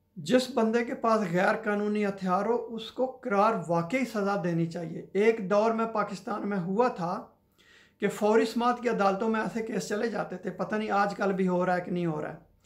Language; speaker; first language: Urdu; non-native, local second language; Punjabi